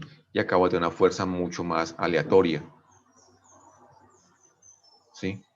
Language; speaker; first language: Spanish; native; Spanish